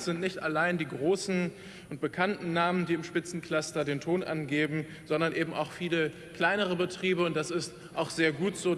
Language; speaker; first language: German; native; German